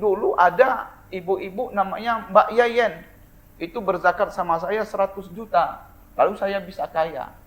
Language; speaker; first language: Indonesian; non-native, local second language; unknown